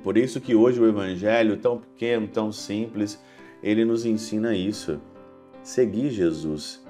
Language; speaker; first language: Portuguese; native; Portuguese